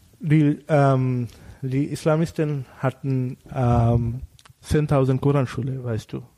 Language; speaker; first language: German; non-native, learner; Bangla